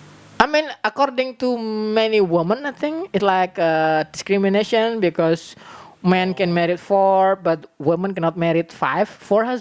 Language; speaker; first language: English; non-native, learner; Indonesian